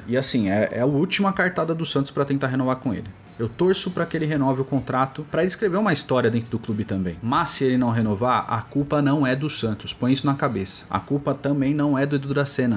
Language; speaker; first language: Portuguese; native; Portuguese